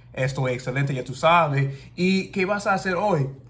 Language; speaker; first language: Spanish; non-native, learner; English